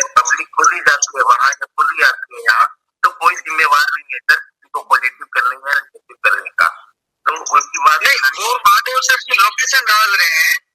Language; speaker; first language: Hindi; native; Hindi